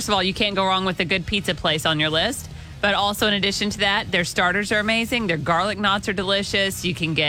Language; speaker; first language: English; native; English